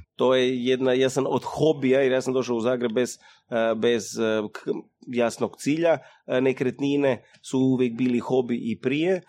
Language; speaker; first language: Croatian; early bilingual, heritage; Croatian